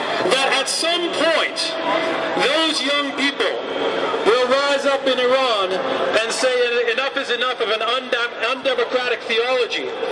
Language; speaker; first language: English; early bilingual, other home language; Persian